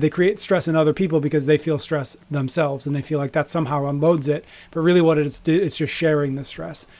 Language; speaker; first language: English; native; English